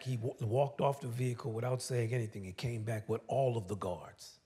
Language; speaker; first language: English; native; English